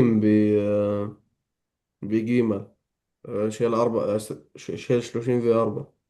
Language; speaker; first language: Hebrew; non-native, local second language; Arabic